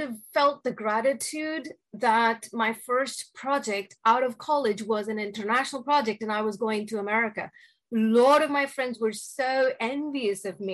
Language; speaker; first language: English; non-native, local second language; Hindi